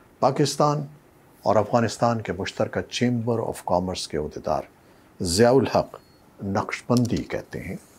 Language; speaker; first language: Urdu; native; Urdu